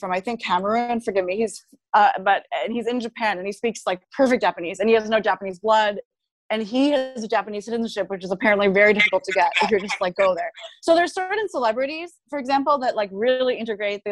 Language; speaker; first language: English; non-native, fluent; Japanese